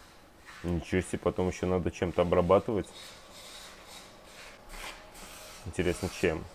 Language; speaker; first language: Russian; native; Russian